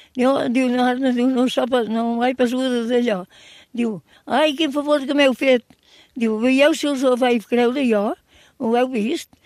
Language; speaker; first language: Catalan; native; Catalan